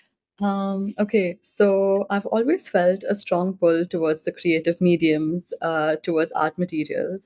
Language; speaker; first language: English; non-native, local second language; Hindi